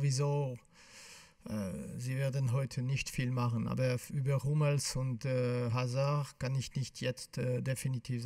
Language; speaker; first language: German; non-native, fluent; French